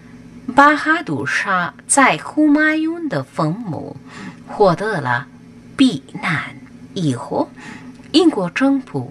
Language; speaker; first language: Chinese; non-native, fluent; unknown